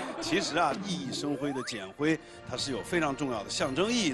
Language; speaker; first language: Chinese; native; Chinese